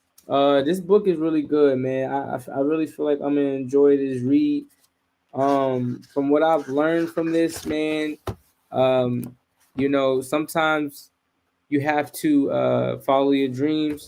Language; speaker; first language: English; native; English